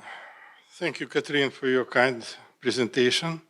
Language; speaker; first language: English; non-native, fluent; Russian